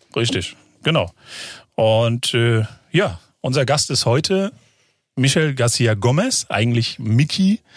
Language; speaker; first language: German; native; German